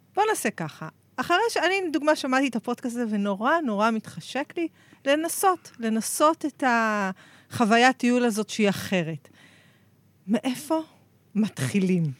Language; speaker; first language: Hebrew; native; Hebrew